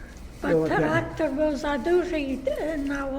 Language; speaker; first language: Polish; early bilingual, heritage; Polish